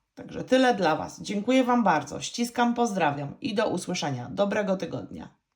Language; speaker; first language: Polish; native; Polish